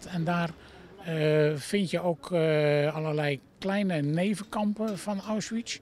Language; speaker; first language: Dutch; native; Dutch